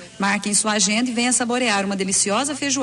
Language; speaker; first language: Portuguese; native; Portuguese